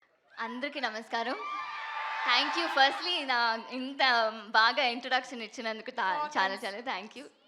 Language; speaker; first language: Telugu; non-native, learner; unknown